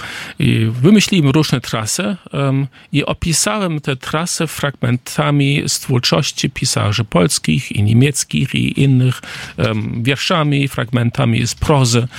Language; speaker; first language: Polish; non-native, fluent; German